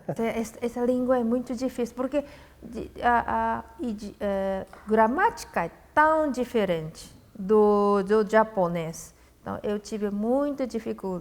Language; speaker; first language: Portuguese; non-native, fluent; Japanese